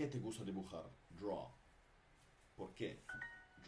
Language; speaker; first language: Spanish; non-native, learner; Dutch